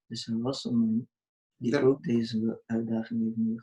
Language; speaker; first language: Dutch; early bilingual, other home language; Urdu